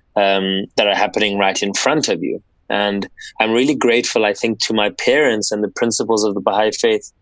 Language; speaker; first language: English; native; English